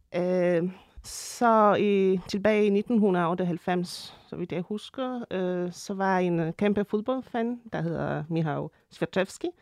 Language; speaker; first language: Danish; non-native, fluent; Polish